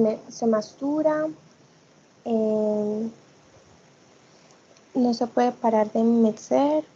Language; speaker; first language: Portuguese; non-native, learner; Spanish